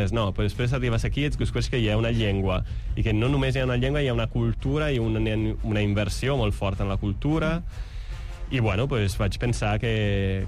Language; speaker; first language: Catalan; non-native, fluent; Italian